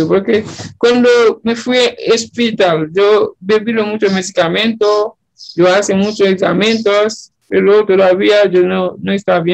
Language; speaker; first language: Spanish; non-native, learner; Haitian Creole